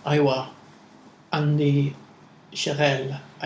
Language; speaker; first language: Arabic; non-native, learner; English